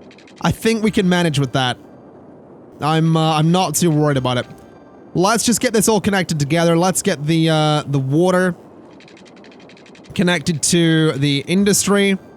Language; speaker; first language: English; native; English